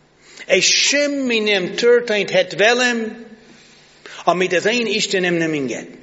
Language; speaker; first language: Hungarian; non-native, fluent; English